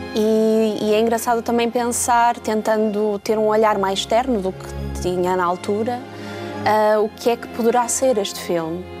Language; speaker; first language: Portuguese; native; Portuguese